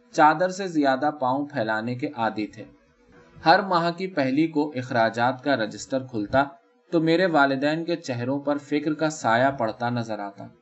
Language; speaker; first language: Urdu; native; Urdu